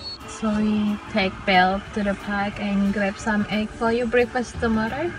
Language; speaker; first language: English; non-native, local second language; Indonesian